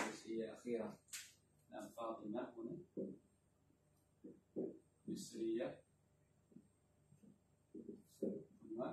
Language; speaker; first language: Arabic; non-native, fluent; Khmer